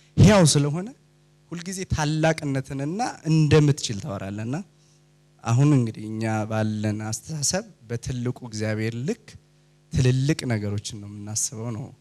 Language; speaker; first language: Amharic; native; Amharic